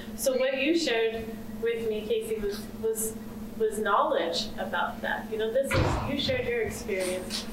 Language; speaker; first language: English; native; English